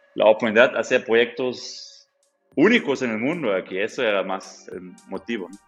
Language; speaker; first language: Spanish; non-native, fluent; German